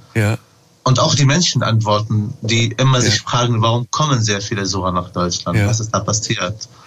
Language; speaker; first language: German; non-native, fluent; Arabic